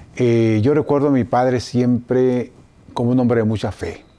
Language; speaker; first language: Spanish; native; Spanish